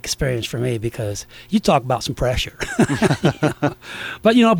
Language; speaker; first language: English; native; English